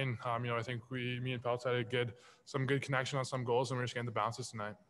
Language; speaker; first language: English; native; English